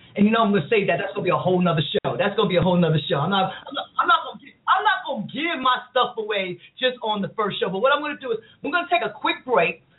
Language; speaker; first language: English; native; English